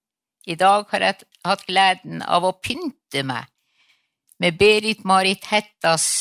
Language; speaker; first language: Norwegian; non-native, local second language; Northern Sami